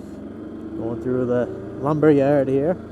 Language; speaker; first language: English; native; English